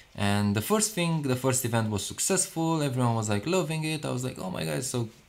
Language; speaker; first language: English; non-native, fluent; Romanian